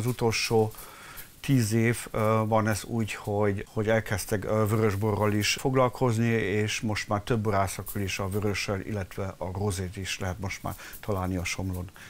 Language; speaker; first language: Hungarian; early bilingual, heritage; German